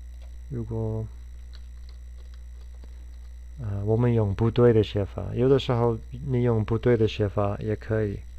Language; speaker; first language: Chinese; non-native, fluent; English